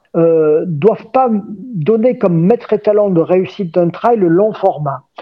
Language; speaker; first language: French; native; French